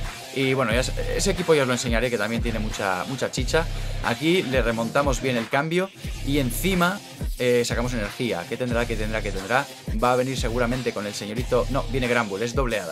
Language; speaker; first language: Spanish; native; Spanish